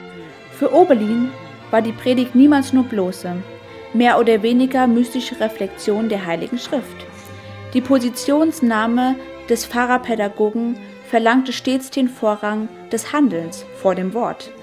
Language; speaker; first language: German; native; German